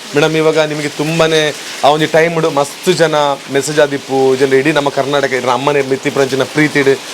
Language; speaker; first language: Kannada; native; Kannada